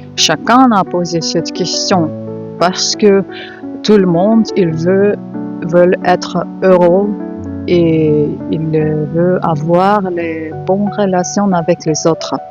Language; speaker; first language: French; non-native, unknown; Ukrainian